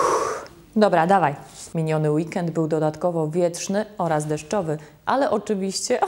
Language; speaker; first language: Polish; native; Polish